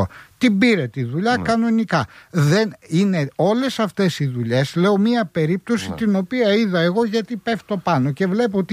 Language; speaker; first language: Greek; native; Greek